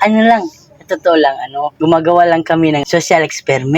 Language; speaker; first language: Filipino; non-native, local second language; Cebuano